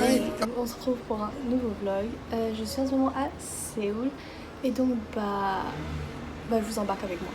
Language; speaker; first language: French; native; French